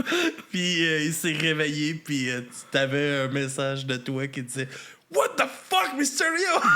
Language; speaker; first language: French; native; French